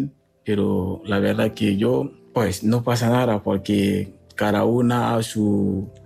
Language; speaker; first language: Spanish; non-native, fluent; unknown